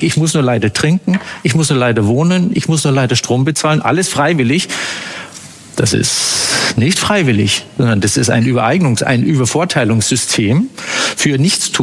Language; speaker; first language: German; native; German